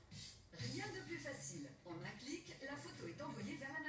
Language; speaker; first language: French; native; French